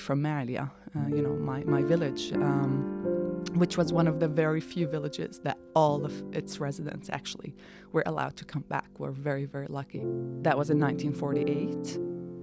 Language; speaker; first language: English; non-native, fluent; Arabic